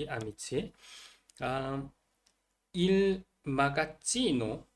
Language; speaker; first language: Italian; non-native, learner; Korean